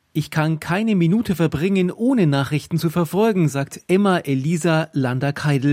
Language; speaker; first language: German; native; German